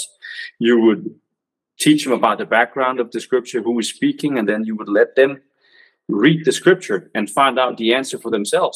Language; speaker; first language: English; non-native, fluent; Danish